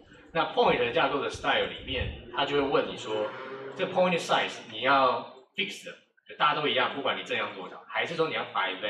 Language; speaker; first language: Chinese; native; Chinese